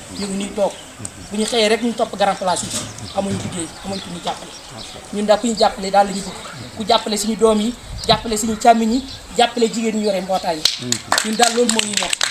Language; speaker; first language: Wolof; native; Wolof